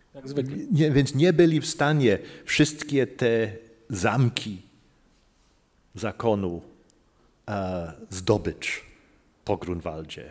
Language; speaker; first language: Polish; non-native, fluent; English